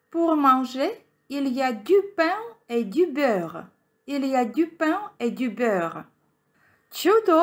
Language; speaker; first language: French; non-native, fluent; Ukrainian